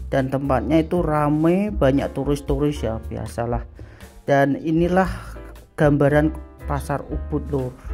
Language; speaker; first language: Indonesian; native; Indonesian